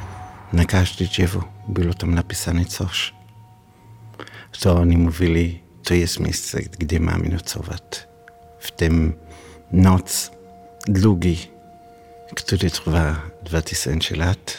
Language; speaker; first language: Polish; non-native, learner; Hebrew